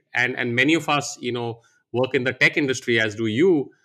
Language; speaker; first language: English; non-native, local second language; Hindi